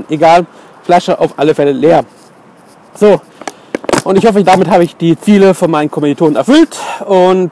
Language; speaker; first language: German; native; German